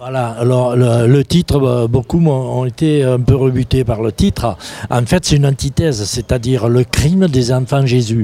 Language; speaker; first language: French; native; French